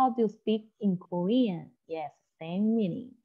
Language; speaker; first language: English; non-native, learner; Korean